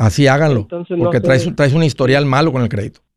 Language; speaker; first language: Spanish; native; Spanish